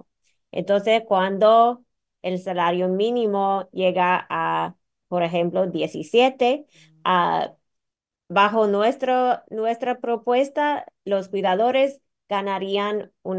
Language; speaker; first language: Spanish; non-native, fluent; English